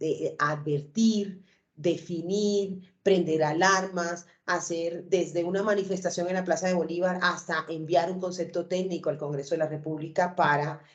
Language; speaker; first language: Spanish; native; Spanish